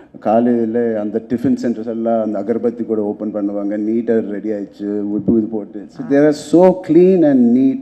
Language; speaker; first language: Tamil; non-native, local second language; Telugu